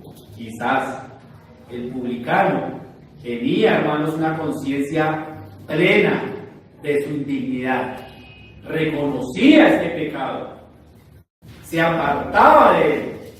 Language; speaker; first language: Spanish; native; Spanish